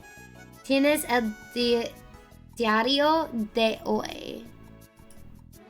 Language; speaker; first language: Spanish; non-native, learner; English